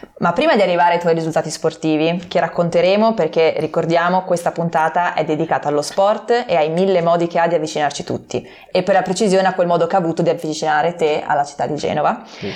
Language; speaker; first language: Italian; native; Italian